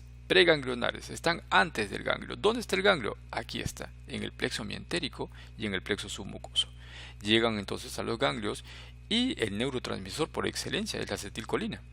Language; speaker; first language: Spanish; native; Spanish